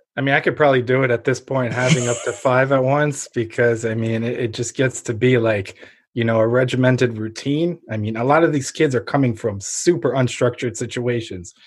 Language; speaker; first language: English; early bilingual, other home language; Ukrainian